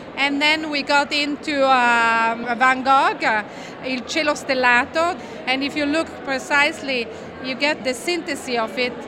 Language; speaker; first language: English; non-native, fluent; Italian